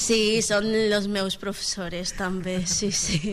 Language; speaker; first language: Catalan; non-native, learner; Spanish